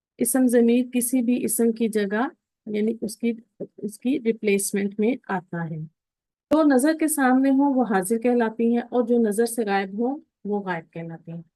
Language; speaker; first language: Urdu; native; Urdu